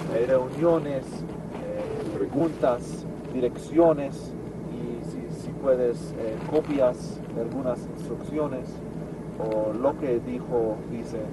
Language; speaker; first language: Spanish; non-native, learner; English